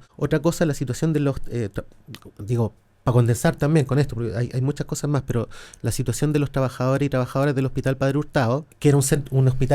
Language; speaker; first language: Spanish; native; Spanish